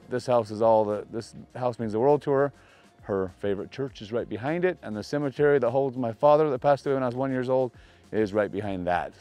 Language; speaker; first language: English; native; English